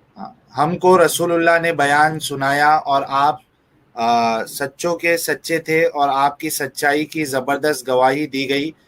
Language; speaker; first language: Hindi; native; Hindi